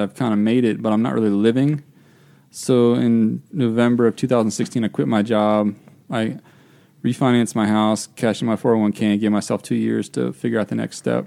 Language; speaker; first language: English; native; English